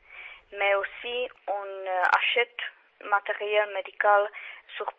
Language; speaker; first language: French; non-native, learner; Czech